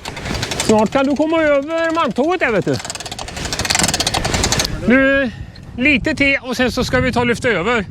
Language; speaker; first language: Swedish; native; Swedish